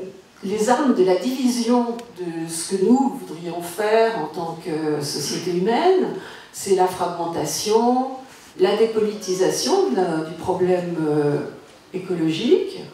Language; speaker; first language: French; native; French